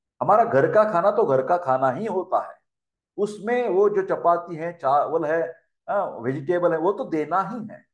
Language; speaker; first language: Hindi; non-native, local second language; Marathi